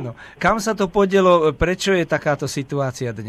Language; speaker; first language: Slovak; native; Slovak